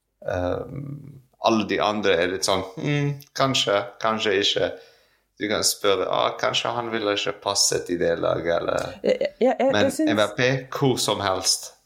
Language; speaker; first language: Norwegian; non-native, fluent; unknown